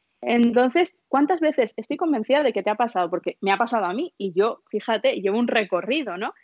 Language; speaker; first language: Spanish; early bilingual, other home language; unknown